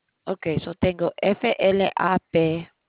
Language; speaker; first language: Spanish; early bilingual, heritage; Spanish